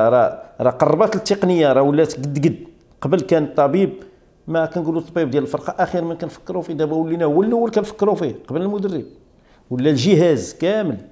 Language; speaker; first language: Arabic; native; Arabic